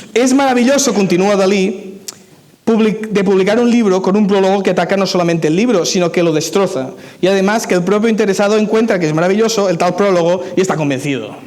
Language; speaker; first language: Spanish; non-native, local second language; Catalan